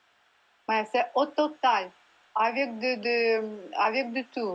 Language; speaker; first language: French; non-native, learner; Russian